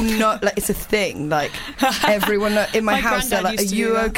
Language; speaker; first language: English; native; English